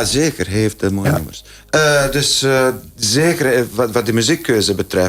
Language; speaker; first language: Dutch; non-native, fluent; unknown